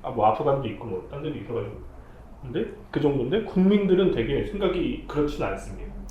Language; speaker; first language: Korean; native; Korean